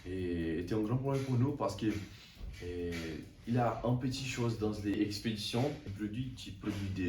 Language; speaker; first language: French; non-native, learner; Portuguese